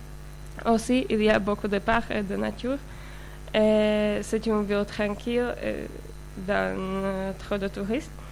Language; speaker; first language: French; non-native, fluent; Slovak